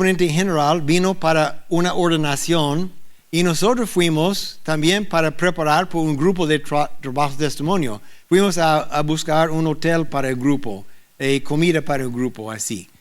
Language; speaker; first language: Spanish; non-native, learner; English